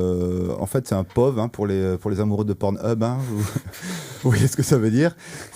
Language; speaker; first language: French; native; French